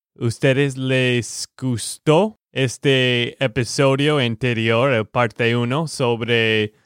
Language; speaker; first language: Spanish; non-native, fluent; English